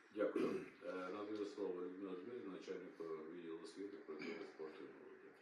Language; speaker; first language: Ukrainian; native; Ukrainian